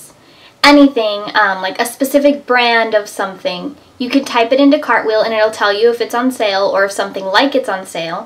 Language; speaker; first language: English; native; English